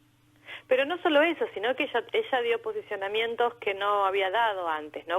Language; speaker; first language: Spanish; native; Spanish